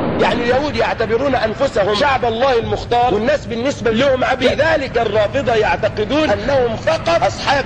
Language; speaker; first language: Arabic; native; Arabic